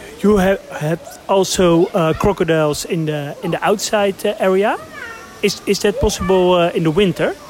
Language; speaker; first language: English; non-native, learner; Dutch